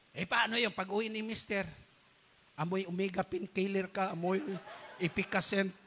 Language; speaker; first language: Filipino; non-native, local second language; Cebuano